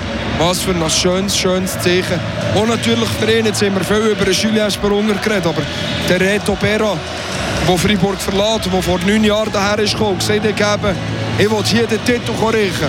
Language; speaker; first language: German; native; German